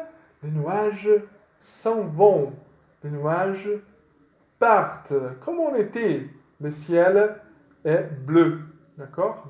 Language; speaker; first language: French; non-native, fluent; Portuguese